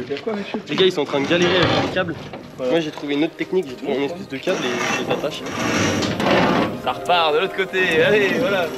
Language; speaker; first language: French; native; French